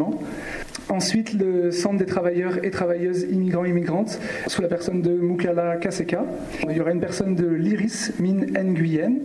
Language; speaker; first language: French; native; French